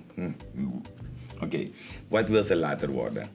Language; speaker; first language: Dutch; native; Dutch